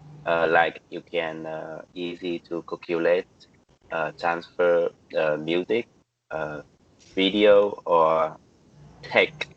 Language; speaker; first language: English; non-native, learner; Vietnamese